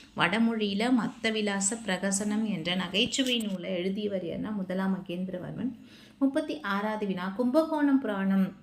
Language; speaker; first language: Tamil; native; Tamil